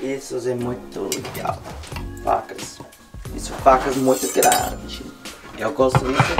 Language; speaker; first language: Portuguese; non-native, learner; English